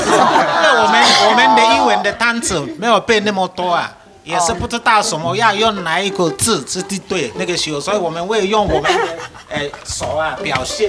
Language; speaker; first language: Chinese; non-native, learner; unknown